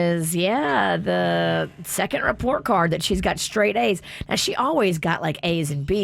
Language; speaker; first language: English; native; English